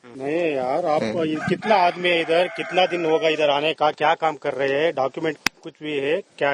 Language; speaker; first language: Hindi; non-native, local second language; Kannada